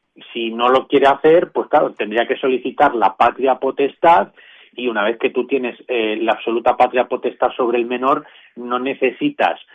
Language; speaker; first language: Spanish; native; Spanish